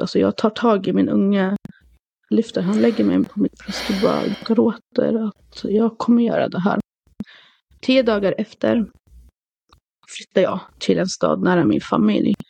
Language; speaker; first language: Swedish; early bilingual, other home language; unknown